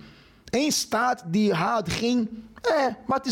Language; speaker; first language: Dutch; non-native, fluent; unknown